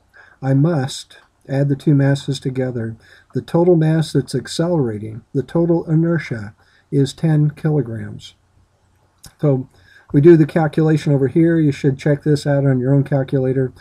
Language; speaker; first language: English; native; English